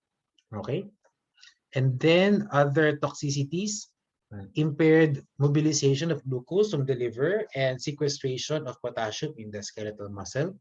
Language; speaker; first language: English; non-native, local second language; Filipino